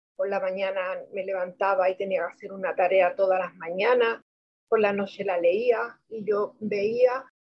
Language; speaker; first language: Spanish; native; Spanish